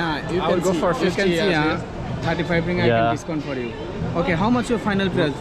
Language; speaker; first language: English; non-native, local second language; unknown